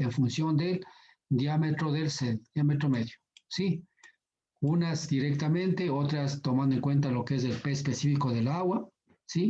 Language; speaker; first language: Spanish; native; Spanish